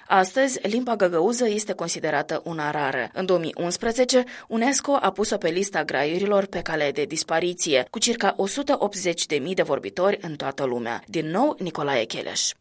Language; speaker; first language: Romanian; native; Romanian